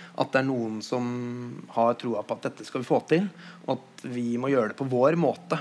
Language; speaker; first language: Norwegian; native; Norwegian